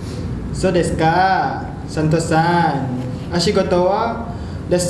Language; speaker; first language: Japanese; non-native, learner; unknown